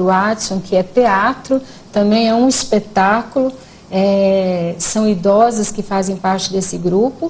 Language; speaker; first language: Portuguese; native; Portuguese